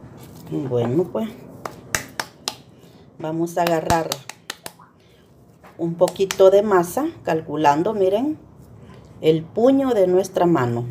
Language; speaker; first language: Spanish; native; Spanish